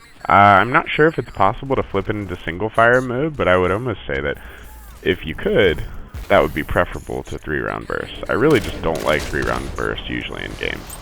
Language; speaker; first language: English; native; English